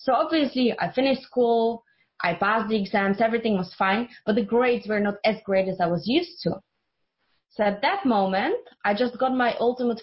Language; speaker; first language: English; non-native, fluent; Czech